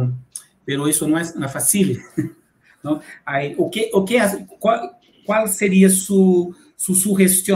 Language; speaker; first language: Spanish; non-native, fluent; Portuguese